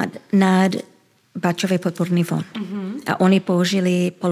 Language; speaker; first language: Czech; early bilingual, heritage; Czech